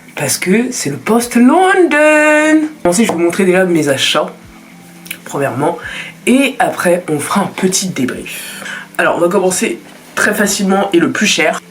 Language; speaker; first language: French; native; French